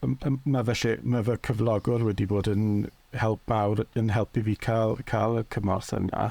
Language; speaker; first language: Welsh; native; Welsh